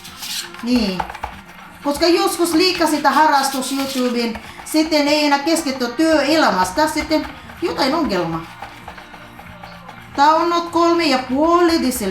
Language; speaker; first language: Finnish; non-native, learner; Filipino